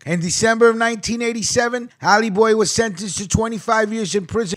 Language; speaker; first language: English; native; English